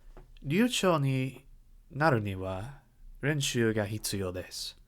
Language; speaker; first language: Japanese; non-native, learner; English